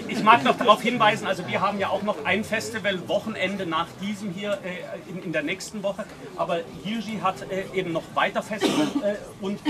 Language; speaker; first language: German; native; German